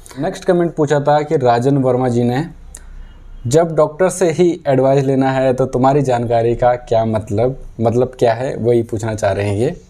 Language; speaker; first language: Hindi; native; Hindi